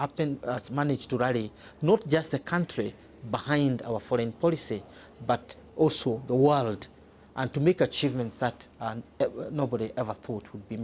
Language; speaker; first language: English; non-native, local second language; Swahili